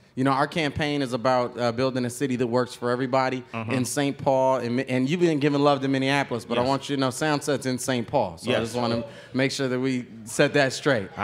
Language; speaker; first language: English; native; English